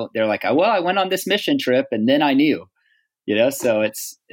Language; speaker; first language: English; native; English